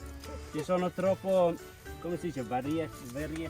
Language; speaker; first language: Italian; non-native, learner; English